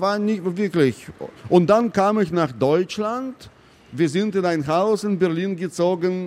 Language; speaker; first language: German; non-native, fluent; Russian